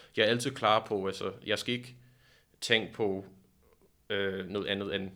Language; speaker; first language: Danish; non-native, fluent; English